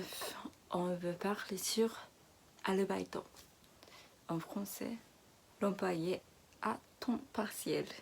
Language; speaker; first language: French; non-native, learner; Japanese